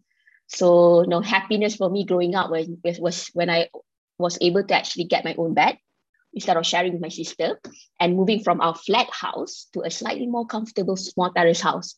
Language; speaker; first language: English; non-native, local second language; Malay